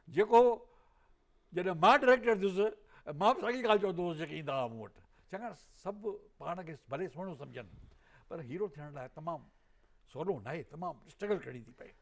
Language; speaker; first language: Sindhi; native; Sindhi